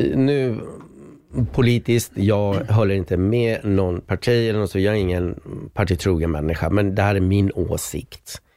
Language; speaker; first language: Swedish; non-native, fluent; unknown